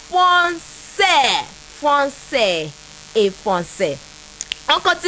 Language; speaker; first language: French; non-native, fluent; Yoruba